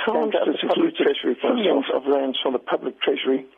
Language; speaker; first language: English; native; English